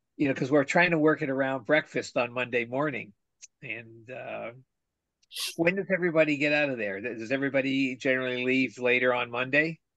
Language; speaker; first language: English; native; English